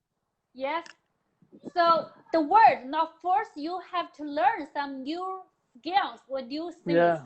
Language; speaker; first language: English; non-native, learner; Chinese